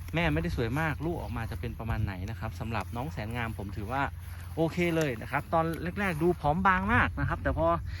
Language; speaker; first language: Thai; native; Thai